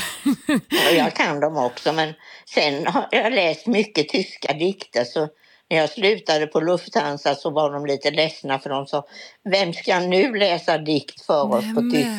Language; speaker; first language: Swedish; native; Swedish